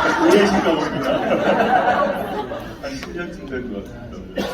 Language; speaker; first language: Korean; native; Korean